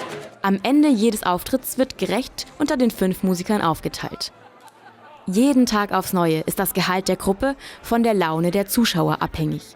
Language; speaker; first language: German; native; German